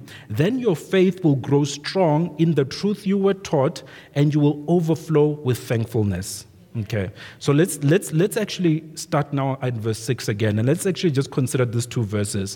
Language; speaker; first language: English; non-native, local second language; Venda